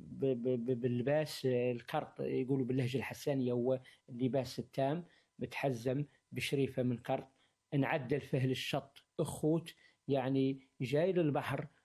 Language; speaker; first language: Arabic; native; Arabic